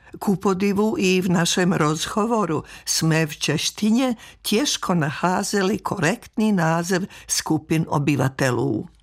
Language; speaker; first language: Czech; non-native, fluent; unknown